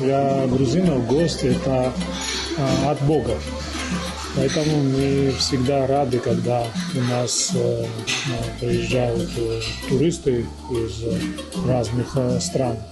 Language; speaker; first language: Russian; non-native, fluent; Georgian